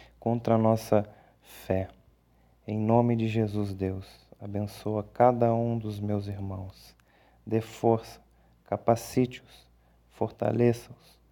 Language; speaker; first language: Portuguese; native; Portuguese